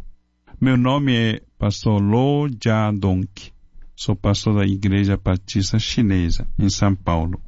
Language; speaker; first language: Portuguese; non-native, fluent; Chinese